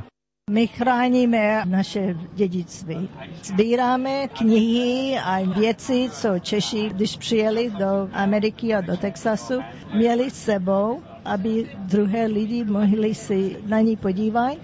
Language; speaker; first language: Czech; early bilingual, heritage; English